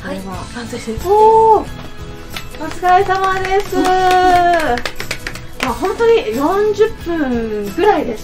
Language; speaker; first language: Japanese; non-native, fluent; Cantonese